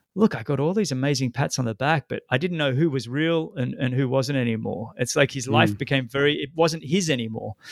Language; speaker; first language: English; native; English